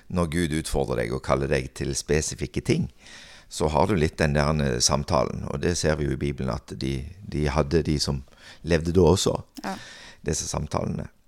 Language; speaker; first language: Norwegian; native; Norwegian